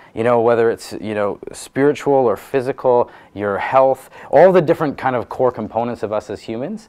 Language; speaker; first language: English; native; English